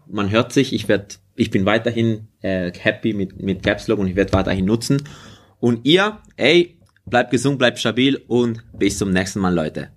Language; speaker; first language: German; early bilingual, other home language; Spanish